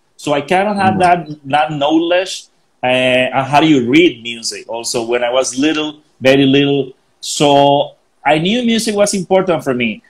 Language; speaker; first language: English; non-native, fluent; Spanish